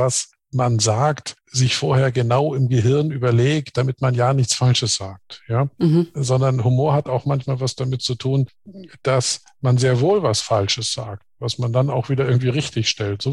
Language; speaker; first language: German; native; German